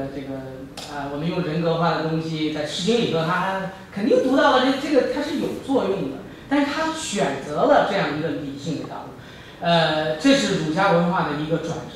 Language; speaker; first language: Chinese; native; Chinese